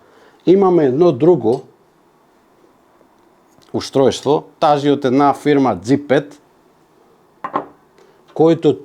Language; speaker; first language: Bulgarian; non-native, fluent; Macedonian